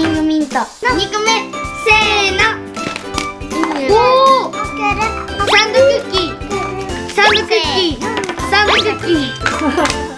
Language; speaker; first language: Japanese; native; Japanese